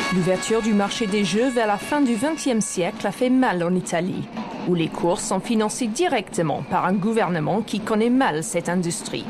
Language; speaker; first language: French; native; French